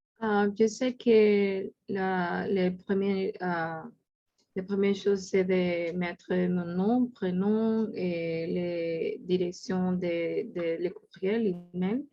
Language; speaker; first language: French; non-native, learner; Spanish